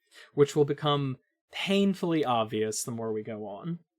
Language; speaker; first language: English; native; English